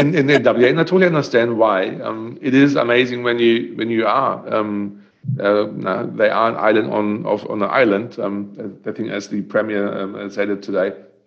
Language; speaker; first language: English; non-native, fluent; German